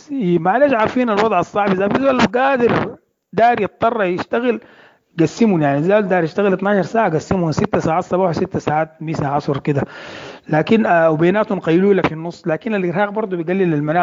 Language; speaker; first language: Arabic; native; Arabic